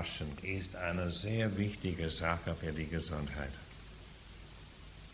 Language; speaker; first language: German; non-native, fluent; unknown